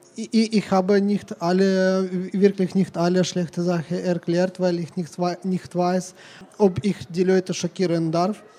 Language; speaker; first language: German; non-native, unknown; Ukrainian